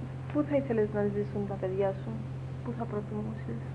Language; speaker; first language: Greek; early bilingual, heritage; Greek